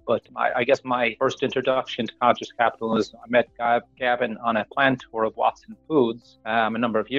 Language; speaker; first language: English; native; English